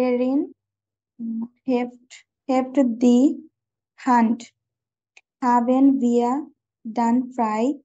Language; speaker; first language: German; non-native, learner; Bangla